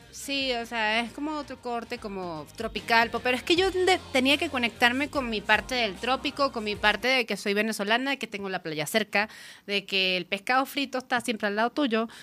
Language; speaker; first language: Spanish; native; Spanish